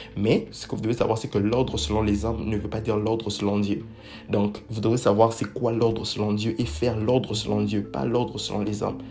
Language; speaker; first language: French; non-native, local second language; Lingala